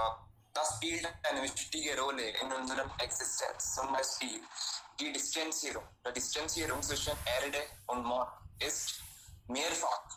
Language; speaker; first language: German; non-native, learner; Hindi